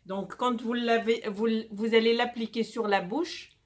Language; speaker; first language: French; non-native, local second language; Arabic